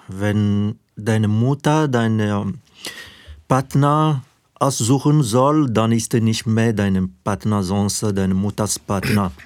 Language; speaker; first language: German; non-native, fluent; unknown